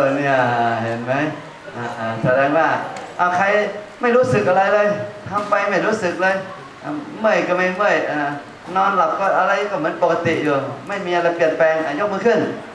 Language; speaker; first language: Thai; non-native, fluent; Chinese